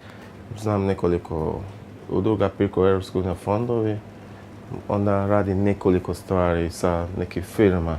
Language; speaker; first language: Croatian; non-native, learner; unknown